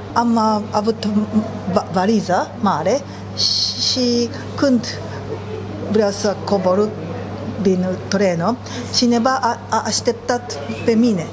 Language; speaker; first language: Romanian; non-native, learner; Japanese